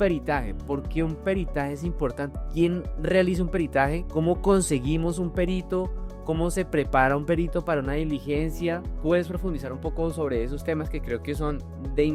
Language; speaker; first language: Spanish; native; Spanish